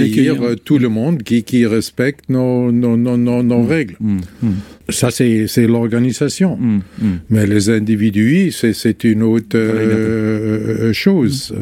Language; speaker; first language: French; non-native, fluent; German